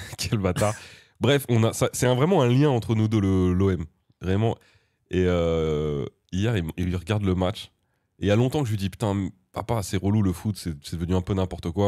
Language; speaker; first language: French; native; French